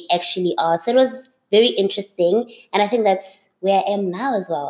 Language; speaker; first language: English; non-native, local second language; Zulu